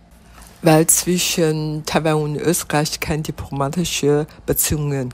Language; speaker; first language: German; non-native, fluent; Chinese